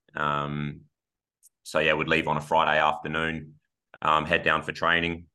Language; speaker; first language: English; native; English